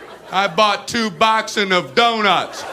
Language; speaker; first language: English; native; English